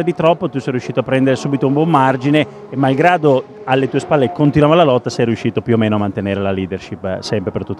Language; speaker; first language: Italian; native; Italian